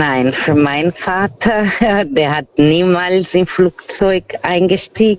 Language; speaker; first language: German; non-native, fluent; Portuguese